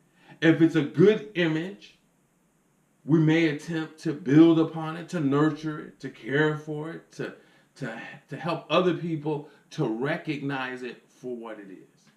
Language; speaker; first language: English; native; English